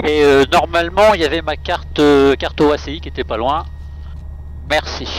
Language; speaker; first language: French; native; French